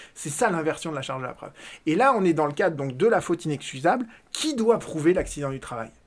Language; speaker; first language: French; native; French